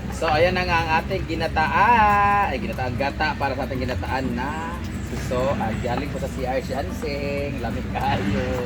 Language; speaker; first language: Filipino; non-native, local second language; Cebuano